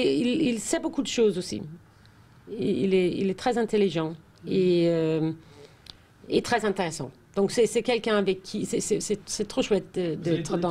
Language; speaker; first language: French; non-native, fluent; Danish